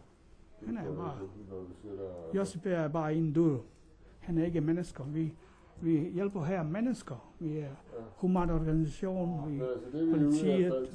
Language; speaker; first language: Danish; non-native, learner; Croatian